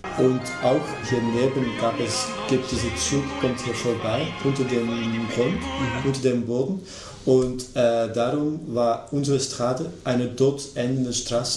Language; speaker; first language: German; non-native, fluent; Dutch